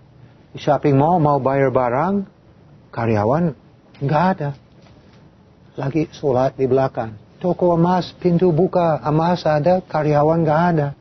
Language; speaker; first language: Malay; non-native, fluent; English